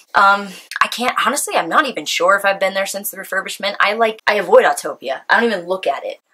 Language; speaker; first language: English; native; English